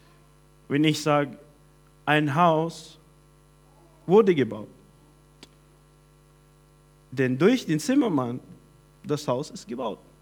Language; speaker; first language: German; non-native, fluent; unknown